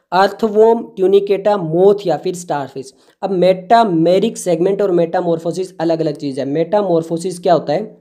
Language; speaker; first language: Hindi; native; Hindi